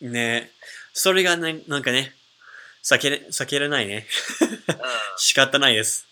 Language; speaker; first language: Japanese; non-native, fluent; English